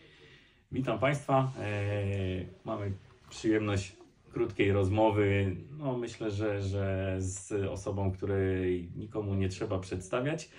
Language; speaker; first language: Polish; native; Polish